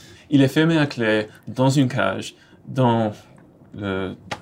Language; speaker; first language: French; non-native, learner; English